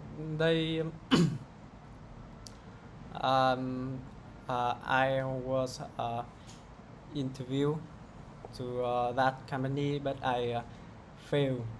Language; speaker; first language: English; non-native, learner; Vietnamese